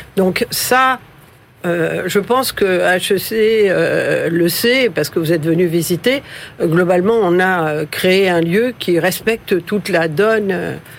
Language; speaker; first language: French; early bilingual, other home language; Spanish